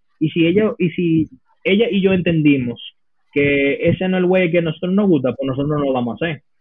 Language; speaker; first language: Spanish; early bilingual, heritage; Spanish